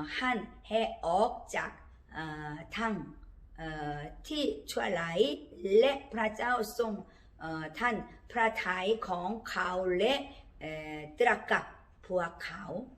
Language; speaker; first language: Thai; non-native, learner; Korean